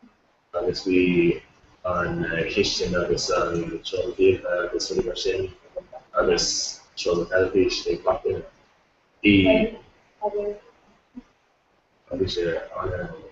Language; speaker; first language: Irish; non-native, local second language; English